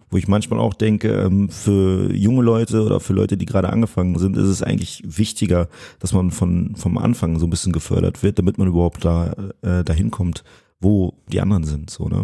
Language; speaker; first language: German; early bilingual, other home language; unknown